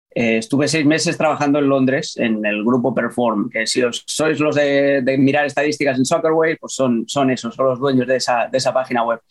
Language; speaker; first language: Spanish; native; Spanish